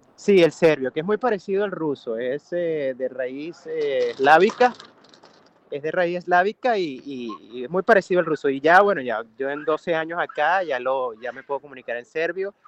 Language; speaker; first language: Spanish; native; Spanish